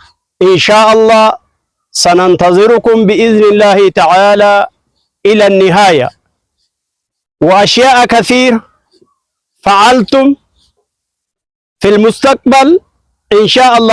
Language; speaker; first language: Arabic; non-native, fluent; Oromo